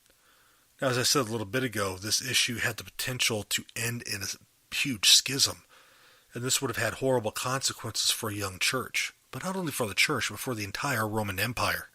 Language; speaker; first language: English; native; English